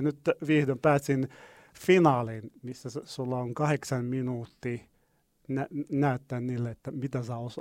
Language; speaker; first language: Finnish; non-native, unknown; Arabic